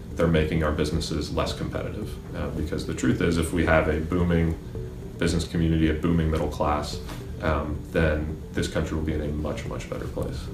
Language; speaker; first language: English; native; English